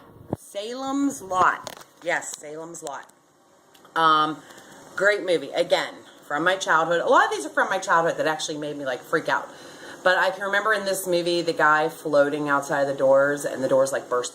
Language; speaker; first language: English; native; English